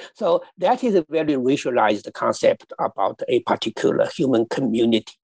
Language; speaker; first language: English; non-native, fluent; Chinese